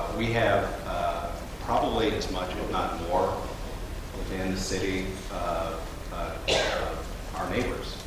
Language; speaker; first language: English; native; English